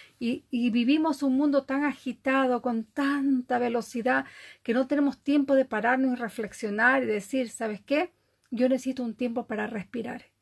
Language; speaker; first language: Spanish; native; Spanish